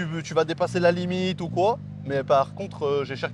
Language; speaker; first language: French; native; French